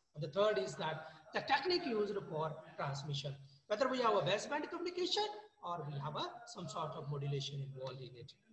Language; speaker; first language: English; non-native, local second language; Marathi